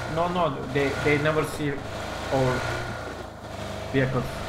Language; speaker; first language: English; non-native, learner; Turkish